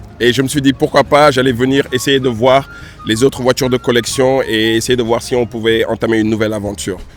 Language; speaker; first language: French; non-native, local second language; Wolof